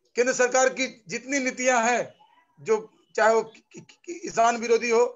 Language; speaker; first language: Hindi; non-native, local second language; Bangla